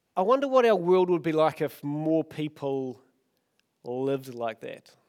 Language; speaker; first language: English; native; English